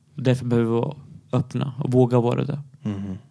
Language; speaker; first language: Swedish; early bilingual, other home language; Arabic